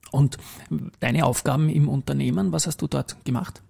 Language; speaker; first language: German; native; German